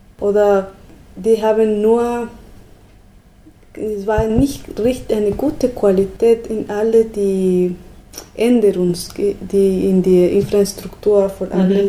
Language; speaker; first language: German; non-native, learner; Spanish